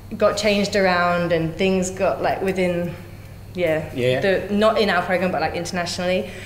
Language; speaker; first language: English; native; English